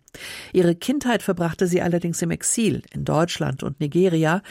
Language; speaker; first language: German; native; German